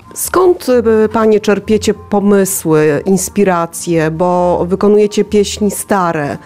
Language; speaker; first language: Polish; native; Polish